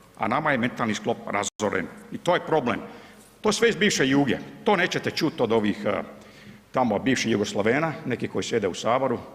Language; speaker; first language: Bosnian; early bilingual, heritage; Croatian